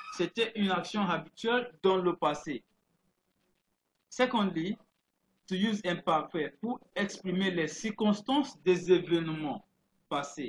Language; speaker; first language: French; non-native, fluent; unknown